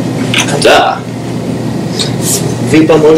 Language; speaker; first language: Russian; non-native, learner; English